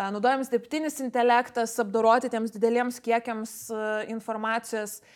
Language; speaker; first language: Lithuanian; native; Lithuanian